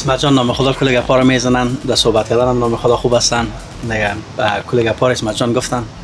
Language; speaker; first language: Persian; native; Persian